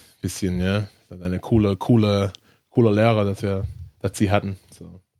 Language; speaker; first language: German; non-native, learner; English